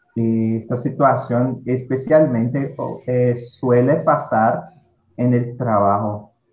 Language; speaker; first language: Spanish; non-native, fluent; Portuguese